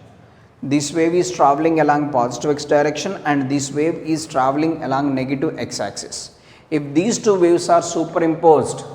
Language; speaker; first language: English; non-native, local second language; Telugu